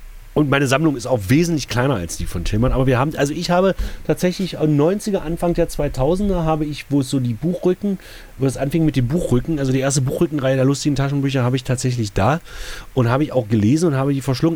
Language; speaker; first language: German; native; German